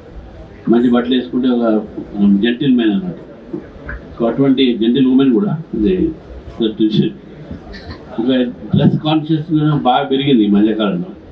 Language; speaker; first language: Telugu; native; Telugu